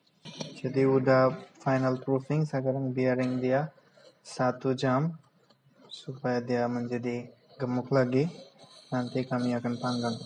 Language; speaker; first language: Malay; non-native, local second language; Bangla